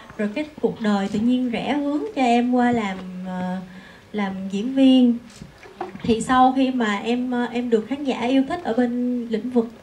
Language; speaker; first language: Vietnamese; native; Vietnamese